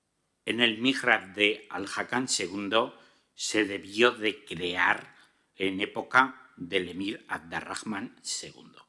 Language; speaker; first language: Spanish; native; Spanish